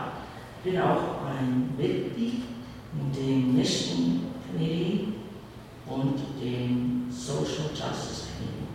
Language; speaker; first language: German; early bilingual, heritage; English